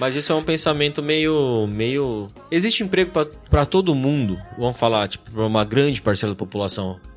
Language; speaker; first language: Portuguese; native; Portuguese